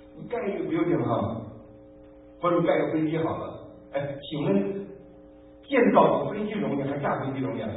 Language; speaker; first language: Chinese; native; Chinese